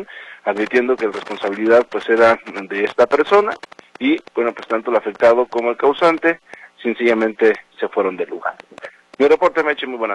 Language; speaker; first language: Spanish; native; Spanish